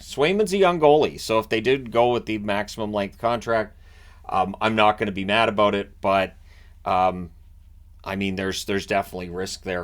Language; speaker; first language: English; native; English